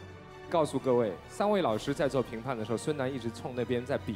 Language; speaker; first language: Chinese; native; Chinese